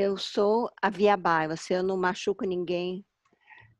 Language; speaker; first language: Portuguese; native; Portuguese